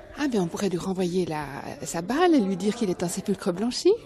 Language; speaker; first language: French; native; French